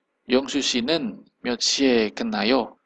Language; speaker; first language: Korean; non-native, fluent; Indonesian